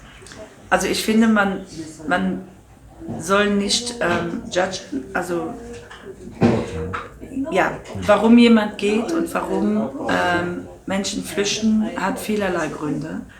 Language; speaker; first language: German; non-native, local second language; Luxembourgish